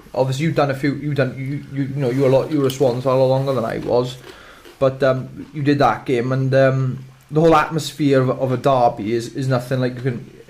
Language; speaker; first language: English; native; English